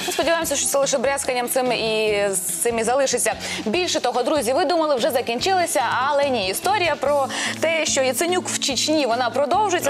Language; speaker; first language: Ukrainian; native; Ukrainian